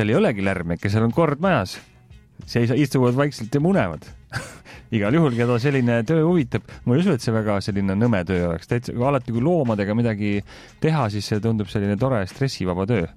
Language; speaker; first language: Estonian; native; Estonian